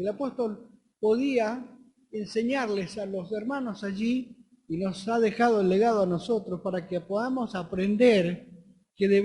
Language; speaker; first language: Spanish; native; Spanish